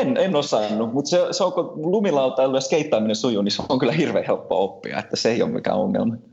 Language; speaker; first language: Finnish; early bilingual, heritage; Finnish